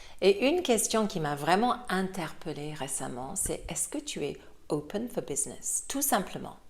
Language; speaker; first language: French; non-native, fluent; English